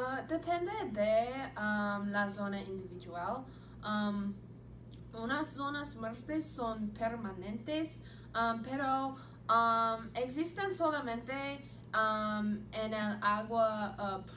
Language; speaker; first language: Spanish; non-native, learner; English